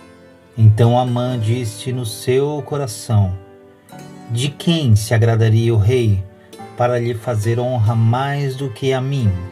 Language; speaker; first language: Portuguese; native; Portuguese